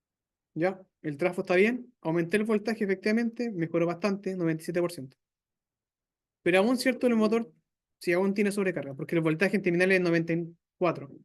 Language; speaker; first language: Spanish; native; Spanish